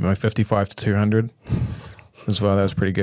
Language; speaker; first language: English; native; English